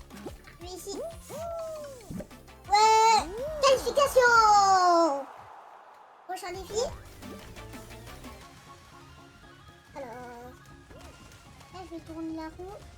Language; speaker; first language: French; native; French